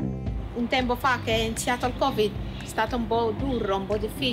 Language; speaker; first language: Italian; non-native, learner; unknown